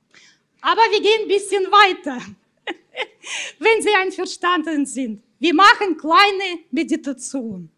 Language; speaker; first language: German; non-native, fluent; Russian